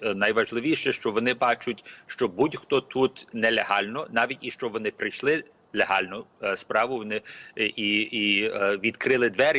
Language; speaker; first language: Ukrainian; early bilingual, heritage; Ukrainian